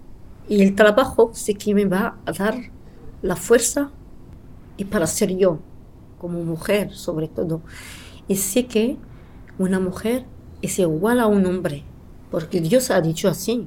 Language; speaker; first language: Spanish; non-native, fluent; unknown